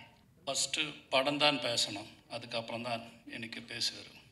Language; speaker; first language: Tamil; non-native, learner; Malayalam